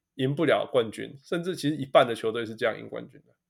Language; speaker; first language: Chinese; non-native, local second language; Min Nan Chinese